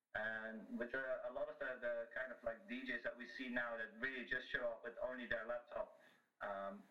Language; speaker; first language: English; non-native, fluent; Dutch